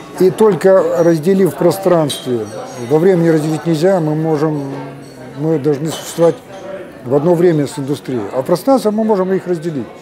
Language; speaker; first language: Russian; native; Russian